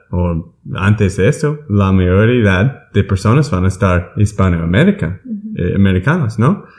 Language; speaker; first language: Spanish; non-native, learner; English